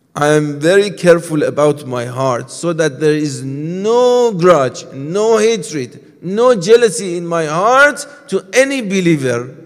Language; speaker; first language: English; non-native, fluent; Persian